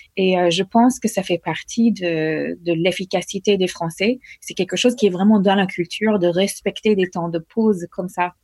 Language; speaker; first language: French; non-native, fluent; English